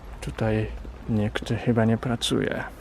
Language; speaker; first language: Polish; non-native, fluent; Japanese